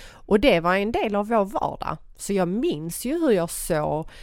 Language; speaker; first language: Swedish; early bilingual, other home language; Persian